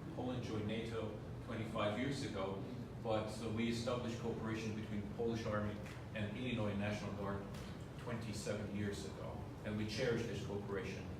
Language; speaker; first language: English; non-native, fluent; Polish